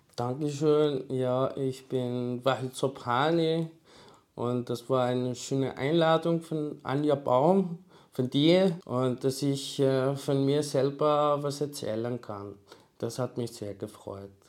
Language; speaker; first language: German; non-native, learner; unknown